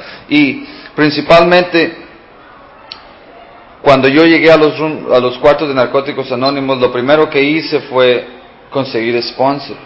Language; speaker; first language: Spanish; early bilingual, heritage; Spanish